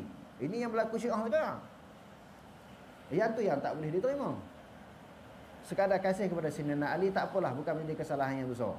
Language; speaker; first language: Malay; native; Malay